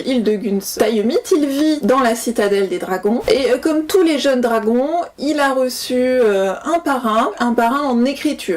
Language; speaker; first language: French; native; French